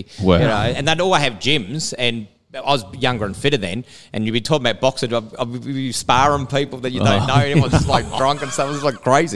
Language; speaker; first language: English; native; English